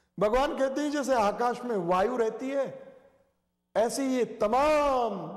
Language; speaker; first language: Hindi; native; Hindi